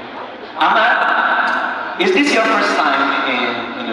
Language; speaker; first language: English; non-native, fluent; Indonesian